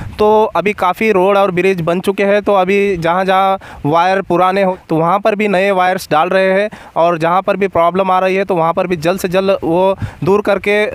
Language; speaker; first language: Hindi; non-native, local second language; Marathi